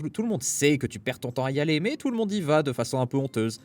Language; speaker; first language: French; native; French